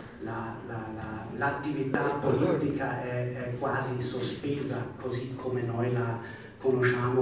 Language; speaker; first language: Italian; non-native, fluent; German